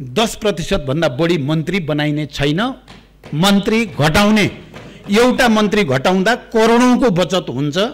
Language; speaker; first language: Nepali; native; Nepali